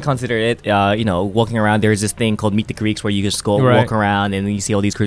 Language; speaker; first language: English; non-native, local second language; Japanese